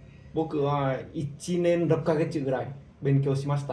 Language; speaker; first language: Japanese; non-native, learner; Vietnamese